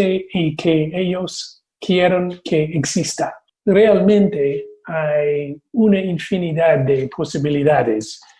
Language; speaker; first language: Spanish; non-native, fluent; English